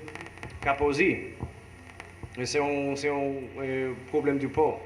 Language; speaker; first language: French; non-native, learner; English